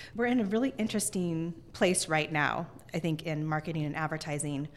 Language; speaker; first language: English; native; English